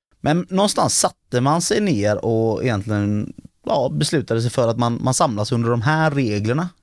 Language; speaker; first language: Swedish; native; Swedish